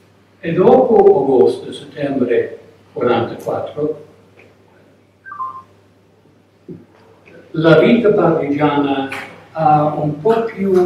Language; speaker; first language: Italian; non-native, learner; English